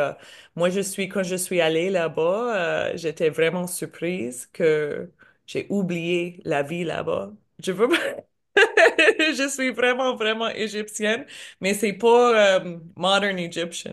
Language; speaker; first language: French; non-native, learner; English